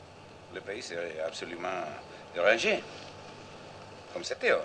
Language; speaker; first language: French; non-native, learner; Spanish